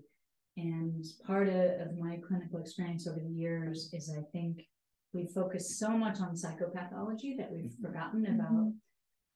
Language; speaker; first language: English; native; English